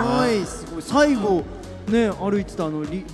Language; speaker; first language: Japanese; native; Japanese